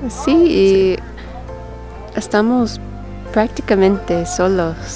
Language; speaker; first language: Spanish; non-native, learner; English